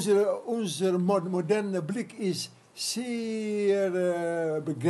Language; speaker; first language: German; non-native, learner; Dutch